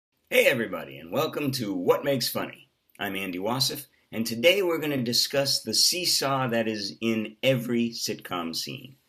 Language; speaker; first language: English; native; English